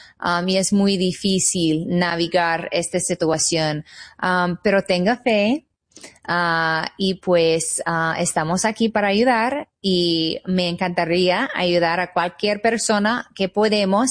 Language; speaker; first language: Spanish; non-native, fluent; English